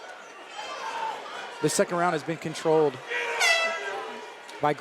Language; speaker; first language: English; native; English